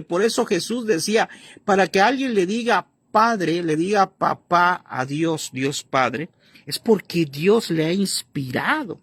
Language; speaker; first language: Spanish; native; Spanish